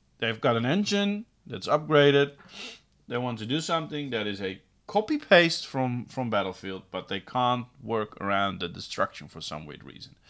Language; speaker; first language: English; non-native, fluent; Dutch